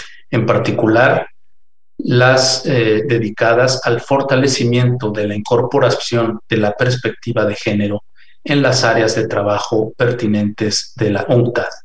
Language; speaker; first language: Spanish; native; Spanish